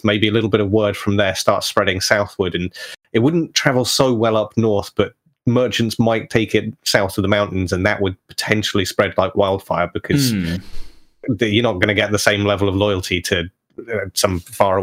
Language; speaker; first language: English; native; English